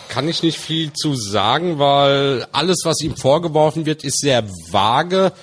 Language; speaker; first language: German; early bilingual, other home language; Turkish